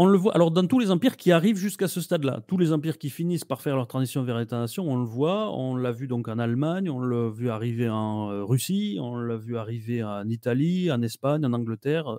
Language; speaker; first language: French; native; French